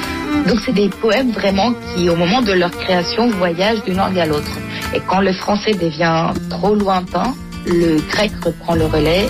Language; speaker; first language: French; non-native, fluent; Greek